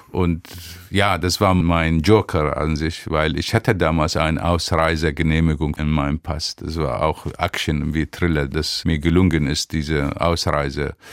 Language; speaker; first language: German; non-native, fluent; Arabic